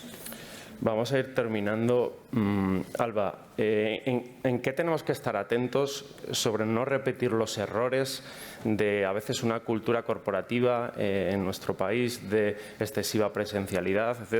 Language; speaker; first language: Spanish; native; Spanish